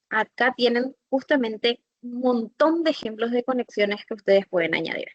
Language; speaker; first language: Spanish; native; Spanish